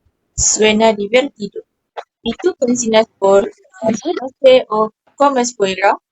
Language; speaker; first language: Spanish; non-native, learner; Malay